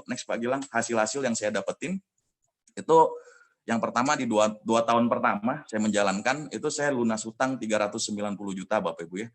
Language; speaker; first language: Indonesian; native; Indonesian